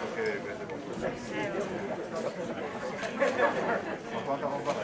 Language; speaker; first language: Italian; native; Italian